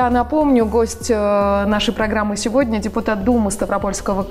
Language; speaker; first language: Russian; native; Russian